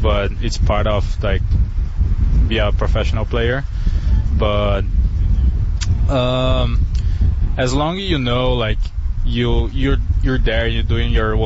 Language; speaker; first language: English; non-native, fluent; Portuguese